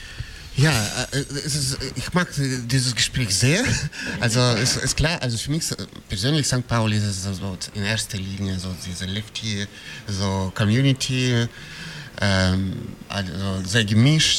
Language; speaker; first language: German; non-native, fluent; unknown